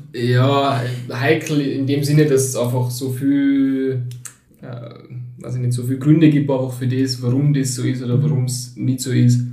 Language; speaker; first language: German; early bilingual, other home language; Turkish